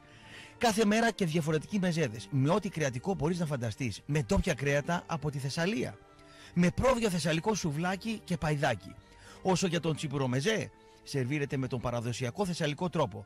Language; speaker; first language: Greek; native; Greek